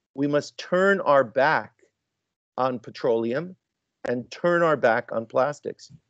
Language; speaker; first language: English; native; English